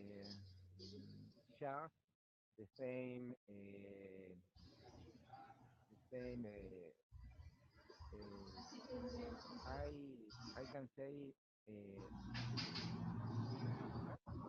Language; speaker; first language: English; non-native, learner; Spanish